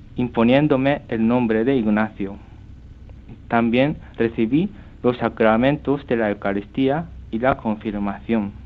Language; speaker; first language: Spanish; non-native, fluent; Japanese